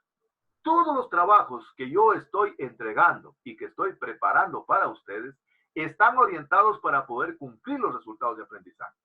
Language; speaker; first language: Spanish; native; Spanish